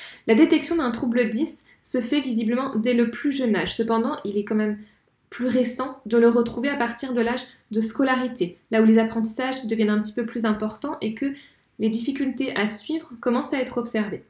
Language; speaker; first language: French; native; French